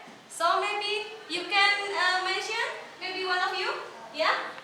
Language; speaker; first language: English; non-native, fluent; Indonesian